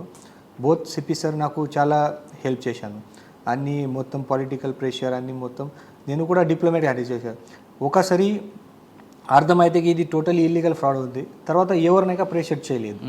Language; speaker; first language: Telugu; non-native, fluent; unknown